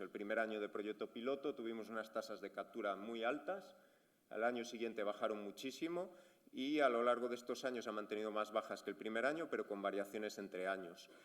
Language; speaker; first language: Spanish; native; Spanish